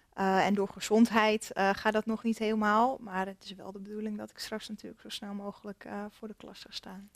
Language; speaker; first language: Dutch; native; Dutch